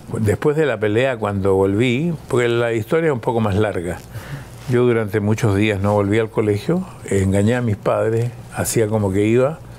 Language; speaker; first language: Spanish; early bilingual, other home language; German